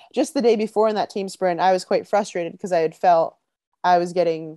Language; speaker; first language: English; native; English